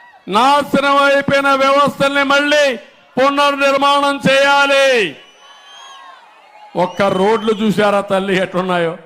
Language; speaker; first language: Telugu; native; Telugu